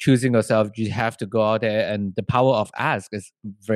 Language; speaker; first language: English; non-native, local second language; Chinese